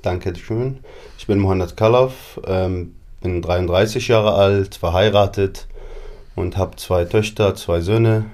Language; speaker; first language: German; non-native, fluent; Arabic